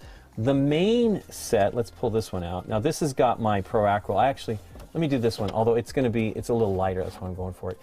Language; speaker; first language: English; native; English